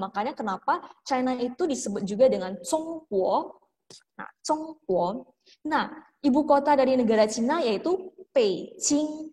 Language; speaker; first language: Indonesian; native; Indonesian